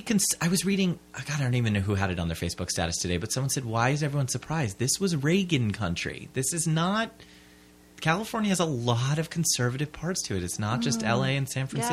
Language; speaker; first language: English; native; English